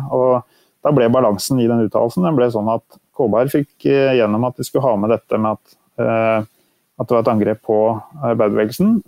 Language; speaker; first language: Norwegian; native; Norwegian